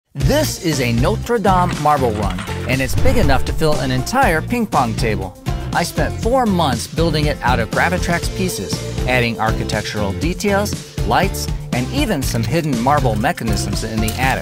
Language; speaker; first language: English; native; English